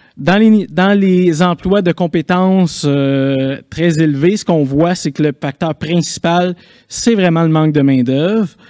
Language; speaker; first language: French; native; French